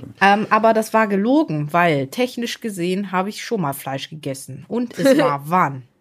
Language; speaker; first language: German; native; German